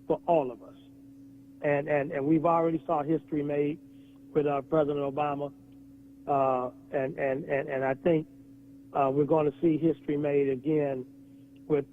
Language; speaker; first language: English; native; English